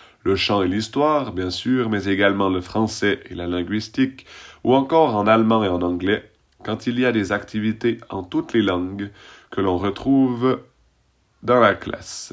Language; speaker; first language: French; native; French